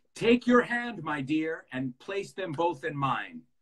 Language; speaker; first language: English; native; English